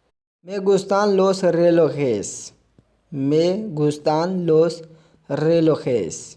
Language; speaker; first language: Spanish; non-native, fluent; Urdu